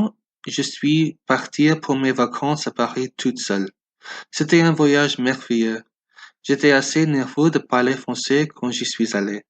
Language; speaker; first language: French; non-native, fluent; English